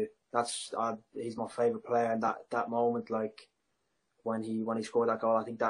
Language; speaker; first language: English; native; English